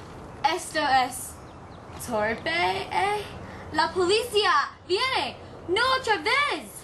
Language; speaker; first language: Spanish; non-native, learner; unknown